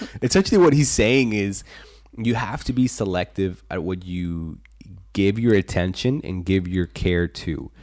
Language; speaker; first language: English; early bilingual, other home language; Spanish